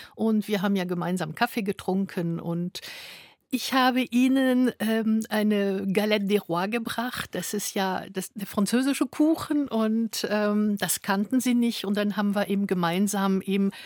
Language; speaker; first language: German; non-native, fluent; French